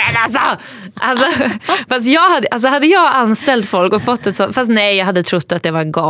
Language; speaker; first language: Swedish; native; Swedish